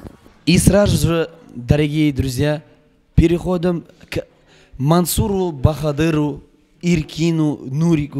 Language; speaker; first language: Russian; non-native, local second language; Uzbek